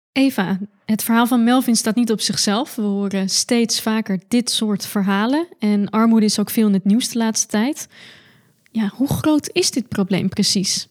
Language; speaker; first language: Dutch; native; Dutch